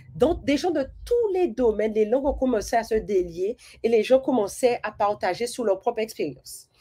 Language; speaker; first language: French; native; French